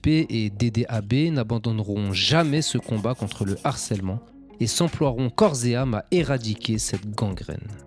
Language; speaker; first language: French; native; French